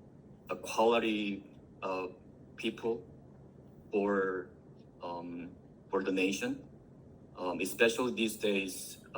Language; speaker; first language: English; non-native, learner; Korean